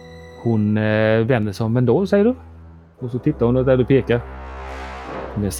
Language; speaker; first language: Swedish; native; Swedish